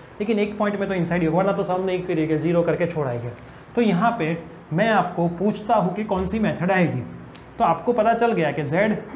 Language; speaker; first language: Hindi; non-native, local second language; Gujarati